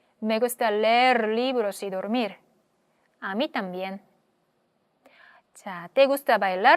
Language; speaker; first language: Spanish; non-native, fluent; Korean